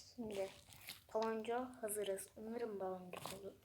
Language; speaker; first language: Turkish; non-native, fluent; Persian